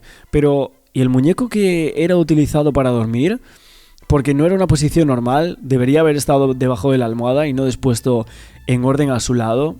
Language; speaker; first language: Spanish; native; Spanish